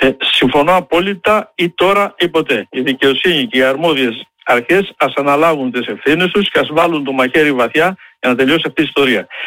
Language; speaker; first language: Greek; native; Greek